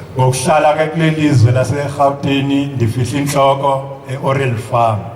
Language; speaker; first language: Zulu; non-native, local second language; Xhosa